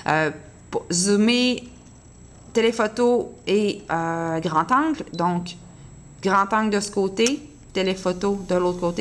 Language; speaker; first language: French; native; French